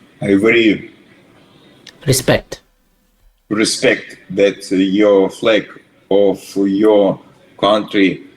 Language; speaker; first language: English; non-native, learner; Russian